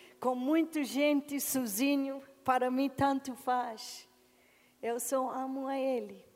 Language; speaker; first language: Portuguese; non-native, learner; English